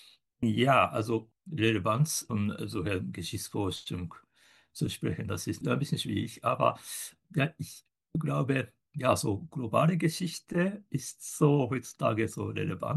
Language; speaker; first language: German; non-native, fluent; Japanese